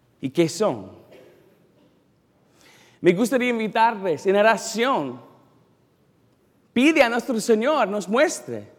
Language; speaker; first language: Spanish; non-native, learner; English